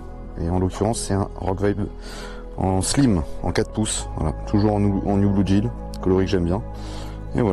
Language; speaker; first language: French; native; French